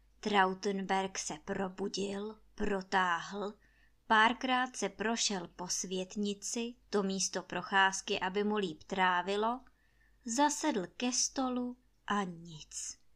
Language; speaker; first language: Czech; native; Czech